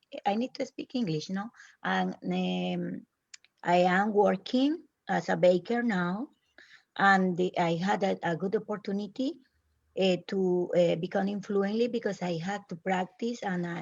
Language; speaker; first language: English; non-native, learner; Spanish